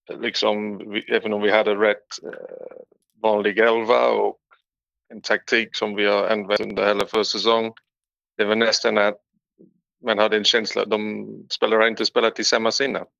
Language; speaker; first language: Swedish; non-native, learner; English